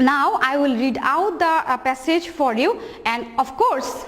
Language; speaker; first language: English; non-native, local second language; Bangla